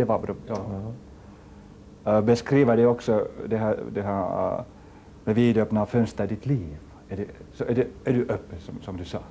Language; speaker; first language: Swedish; non-native, local second language; Finnish